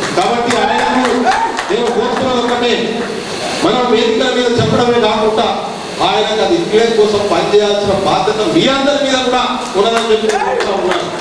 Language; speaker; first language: Telugu; non-native, local second language; Lambadi